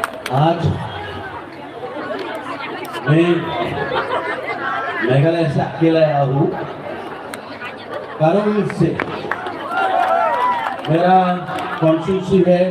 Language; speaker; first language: Hindi; non-native, local second language; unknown